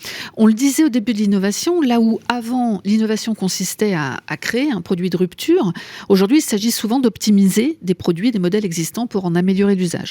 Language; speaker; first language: French; native; French